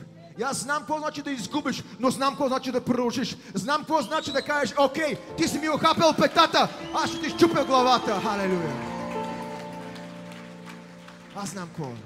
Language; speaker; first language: Bulgarian; native; Bulgarian